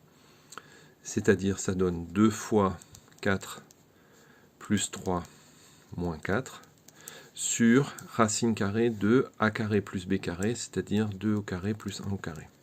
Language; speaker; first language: French; native; French